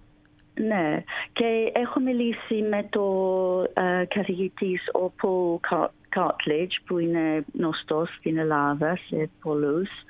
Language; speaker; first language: Greek; non-native, learner; English